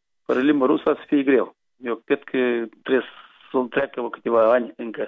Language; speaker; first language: Romanian; non-native, local second language; Gagauz